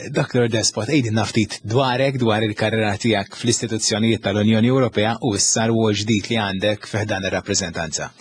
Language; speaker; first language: Maltese; native; Maltese